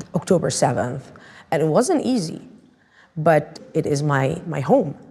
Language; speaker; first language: English; non-native, fluent; Arabic